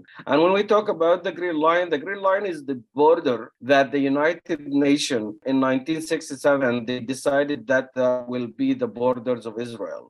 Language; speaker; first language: English; non-native, fluent; Arabic